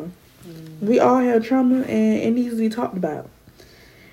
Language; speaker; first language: English; native; English